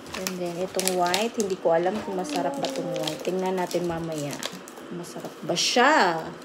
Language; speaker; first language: Filipino; native; Filipino